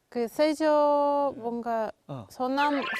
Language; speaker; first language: Korean; non-native, fluent; Russian